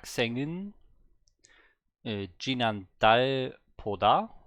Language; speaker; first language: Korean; non-native, learner; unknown